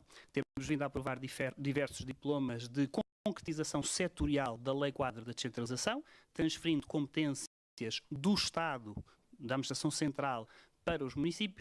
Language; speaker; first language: Portuguese; native; Portuguese